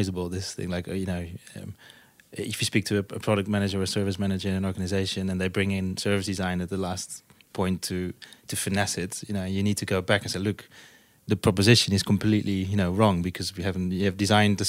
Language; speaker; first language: English; non-native, fluent; Dutch